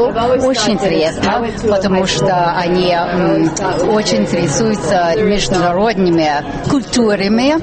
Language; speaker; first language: Russian; non-native, learner; English